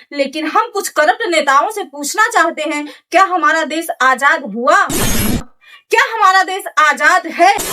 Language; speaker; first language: Hindi; native; Hindi